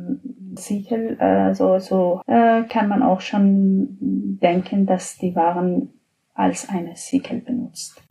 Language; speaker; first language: German; non-native, fluent; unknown